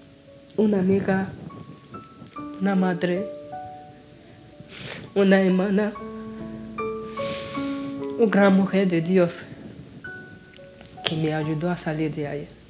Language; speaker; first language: Spanish; non-native, learner; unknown